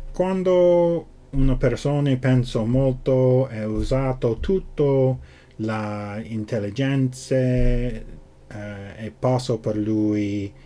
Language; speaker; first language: Italian; non-native, learner; English